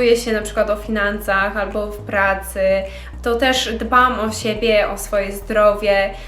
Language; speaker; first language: Polish; early bilingual, heritage; Polish